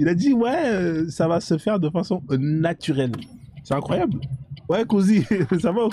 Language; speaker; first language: French; native; French